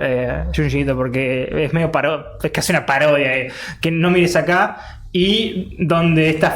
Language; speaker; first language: Spanish; native; Spanish